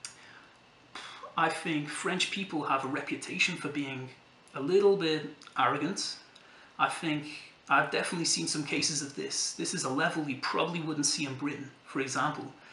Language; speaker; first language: English; native; English